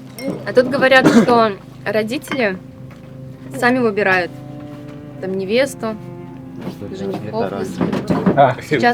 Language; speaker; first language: Russian; native; Russian